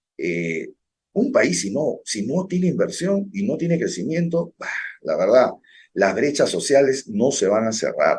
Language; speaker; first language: Spanish; native; Spanish